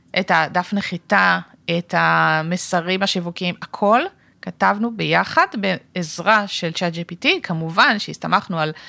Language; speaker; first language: Hebrew; native; Hebrew